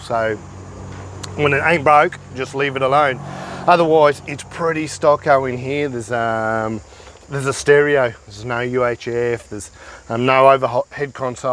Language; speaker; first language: English; native; English